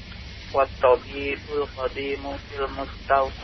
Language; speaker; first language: Arabic; non-native, learner; Indonesian